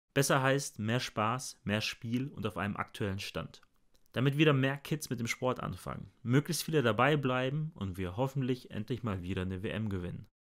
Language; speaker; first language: German; early bilingual, other home language; Bosnian